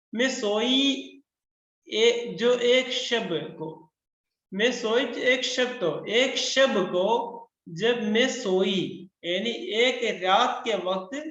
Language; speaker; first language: Hindi; non-native, local second language; Malayalam